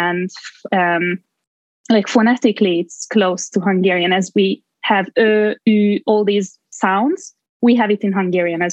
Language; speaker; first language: English; non-native, fluent; Hungarian